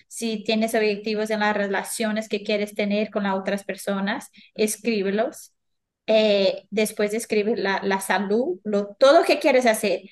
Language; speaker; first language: Spanish; non-native, fluent; Portuguese